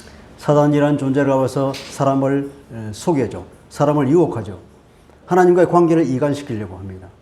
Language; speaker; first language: Korean; native; Korean